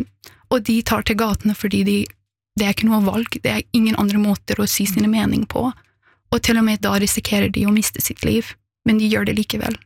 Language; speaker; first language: Norwegian; early bilingual, other home language; Persian